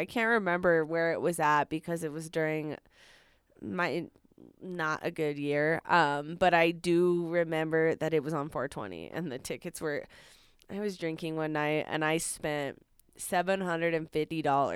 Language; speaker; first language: English; native; English